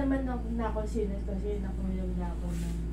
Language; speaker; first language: Filipino; native; Filipino